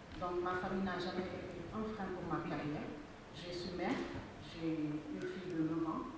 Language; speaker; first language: French; non-native, local second language; Wolof